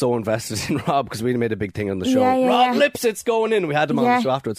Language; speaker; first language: English; native; English